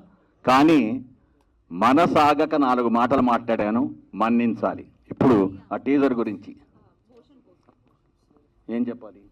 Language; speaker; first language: Telugu; native; Telugu